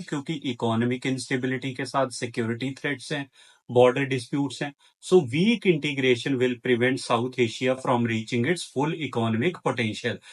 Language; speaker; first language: Hindi; native; Hindi